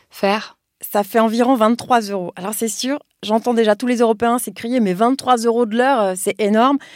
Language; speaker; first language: French; native; French